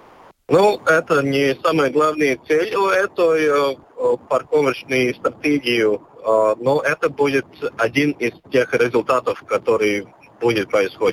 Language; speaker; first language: Russian; non-native, local second language; Latvian